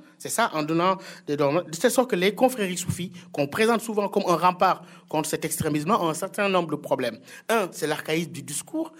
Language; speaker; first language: French; non-native, local second language; Wolof